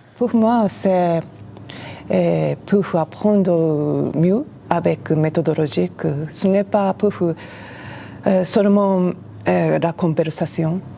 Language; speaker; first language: French; non-native, learner; Japanese